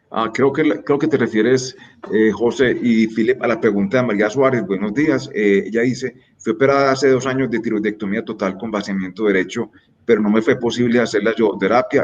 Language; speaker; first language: Spanish; native; Spanish